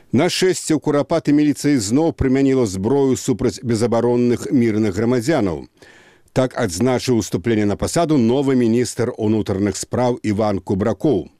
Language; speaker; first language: Belarusian; native; Belarusian